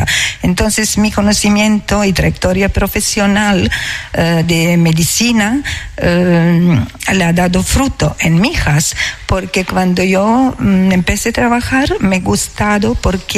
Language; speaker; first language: Spanish; non-native, learner; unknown